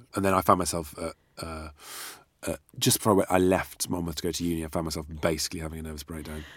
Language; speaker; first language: English; native; English